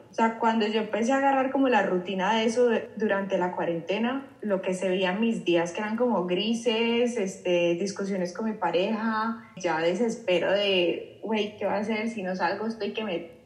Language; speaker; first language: Spanish; native; Spanish